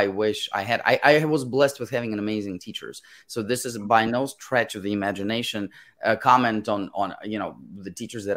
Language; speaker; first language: English; non-native, fluent; Russian